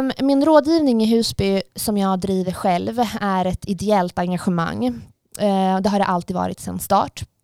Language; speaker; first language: Swedish; early bilingual, other home language; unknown